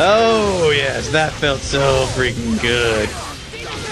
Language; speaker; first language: English; native; English